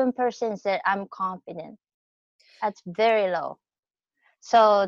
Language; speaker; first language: English; non-native, fluent; Japanese